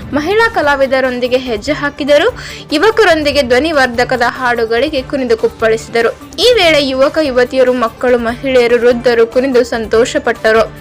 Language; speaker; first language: Kannada; native; Kannada